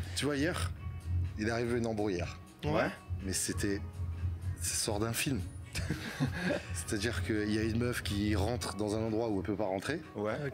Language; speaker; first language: French; native; French